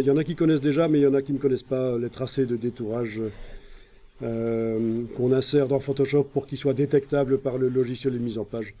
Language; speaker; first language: French; native; French